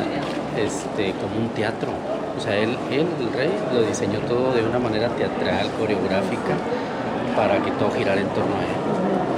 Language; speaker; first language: Spanish; native; Spanish